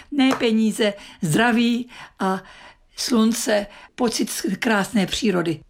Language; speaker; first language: Czech; native; Czech